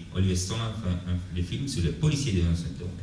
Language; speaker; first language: French; non-native, fluent; Italian